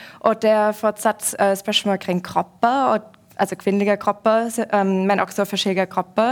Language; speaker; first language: Norwegian; non-native, fluent; German